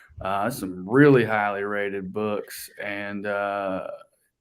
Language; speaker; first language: English; native; English